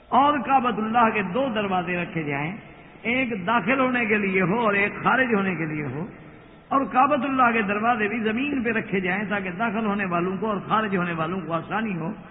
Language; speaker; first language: Urdu; native; Urdu